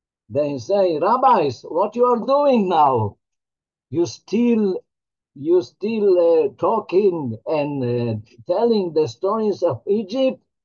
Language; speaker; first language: English; non-native, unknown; Hebrew